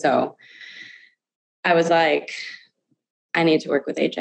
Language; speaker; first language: English; native; English